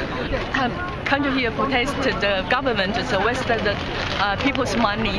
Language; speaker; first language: English; non-native, learner; Chinese